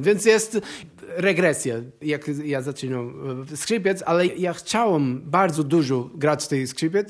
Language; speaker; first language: Polish; non-native, learner; Portuguese